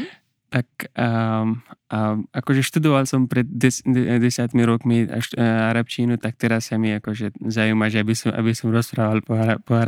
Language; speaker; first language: Slovak; non-native, learner; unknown